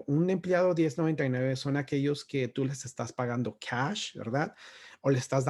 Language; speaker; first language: Spanish; native; Spanish